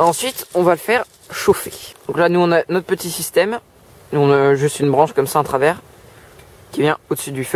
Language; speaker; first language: French; native; French